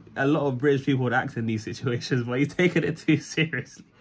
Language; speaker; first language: English; native; English